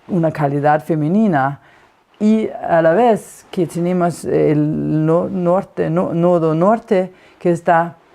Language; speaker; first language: Spanish; non-native, fluent; Danish